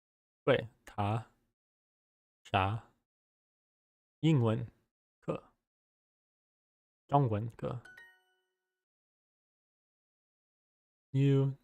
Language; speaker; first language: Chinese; non-native, learner; English